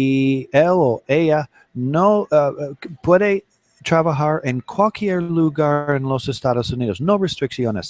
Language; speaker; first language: Spanish; non-native, learner; English